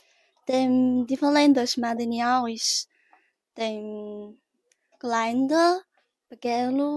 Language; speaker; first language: Portuguese; non-native, learner; Chinese